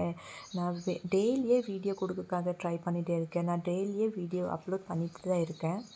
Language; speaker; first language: Tamil; non-native, fluent; Assamese